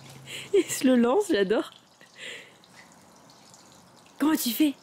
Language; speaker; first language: French; native; French